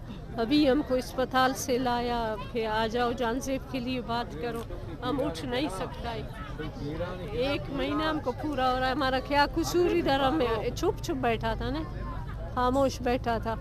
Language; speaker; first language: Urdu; non-native, local second language; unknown